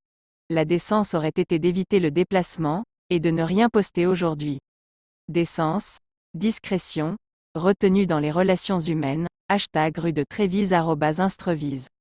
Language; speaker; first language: French; native; French